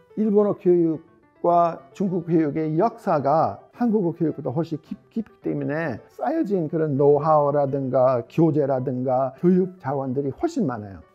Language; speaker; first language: Korean; non-native, fluent; English